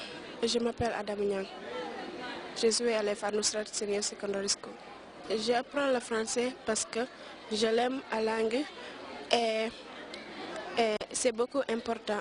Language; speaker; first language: French; non-native, learner; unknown